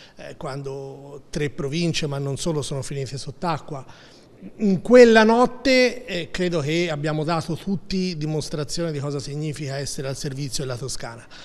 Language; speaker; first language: Italian; native; Italian